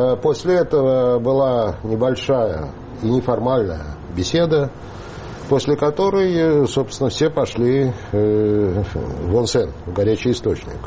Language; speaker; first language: Russian; native; Russian